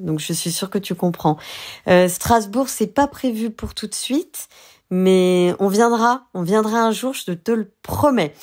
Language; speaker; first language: French; native; French